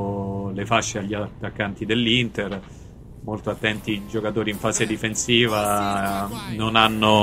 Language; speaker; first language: Italian; native; Italian